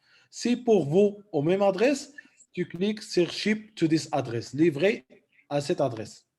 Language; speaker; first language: French; non-native, local second language; Arabic